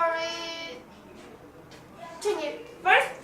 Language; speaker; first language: English; non-native, learner; Korean